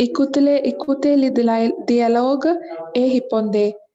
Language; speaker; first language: French; non-native, learner; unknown